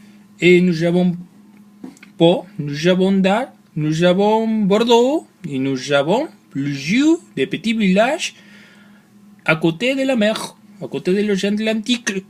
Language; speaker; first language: French; non-native, learner; Spanish